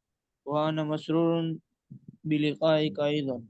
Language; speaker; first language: Arabic; non-native, learner; Urdu